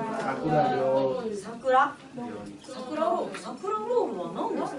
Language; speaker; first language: Japanese; non-native, fluent; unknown